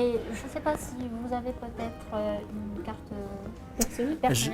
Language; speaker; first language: French; non-native, fluent; Spanish